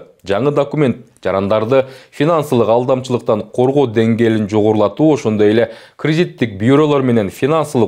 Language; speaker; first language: Kyrgyz; native; Kyrgyz